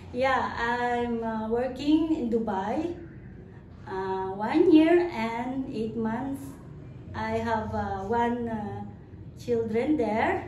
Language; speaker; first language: English; non-native, learner; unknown